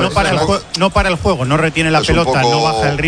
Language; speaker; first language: Spanish; native; Spanish